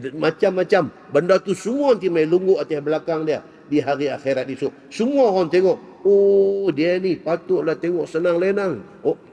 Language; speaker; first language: Malay; native; Malay